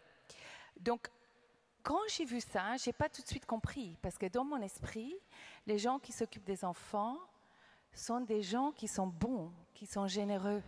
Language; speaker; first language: French; non-native, fluent; English